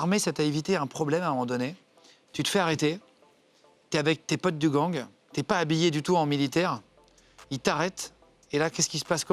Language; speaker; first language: French; native; French